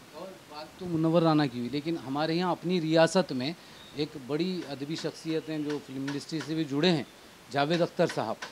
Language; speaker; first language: Urdu; native; Urdu